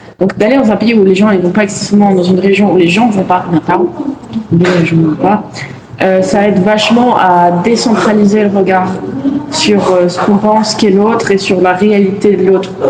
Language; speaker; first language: French; native; French